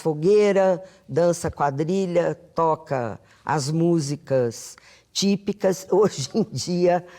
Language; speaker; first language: Portuguese; native; Portuguese